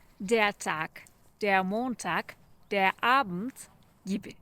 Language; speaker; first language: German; non-native, fluent; Turkish